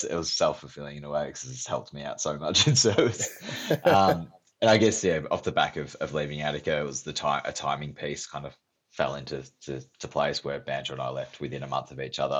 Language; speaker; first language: English; native; English